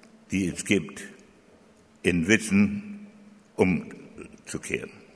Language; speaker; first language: German; native; German